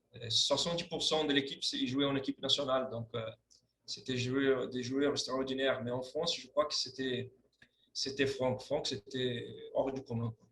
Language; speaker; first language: French; non-native, fluent; Portuguese